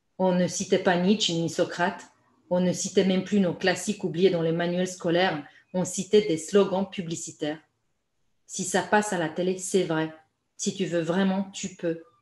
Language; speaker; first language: French; non-native, fluent; Romanian